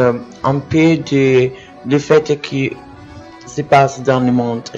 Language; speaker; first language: French; non-native, learner; Spanish